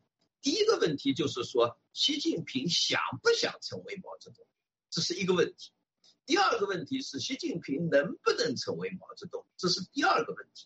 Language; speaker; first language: Chinese; native; Chinese